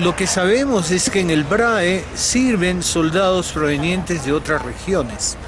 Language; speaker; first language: Spanish; native; Spanish